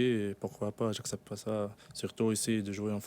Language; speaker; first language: French; non-native, local second language; Arabic